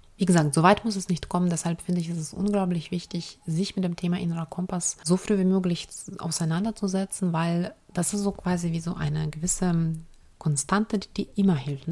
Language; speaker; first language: German; non-native, fluent; Ukrainian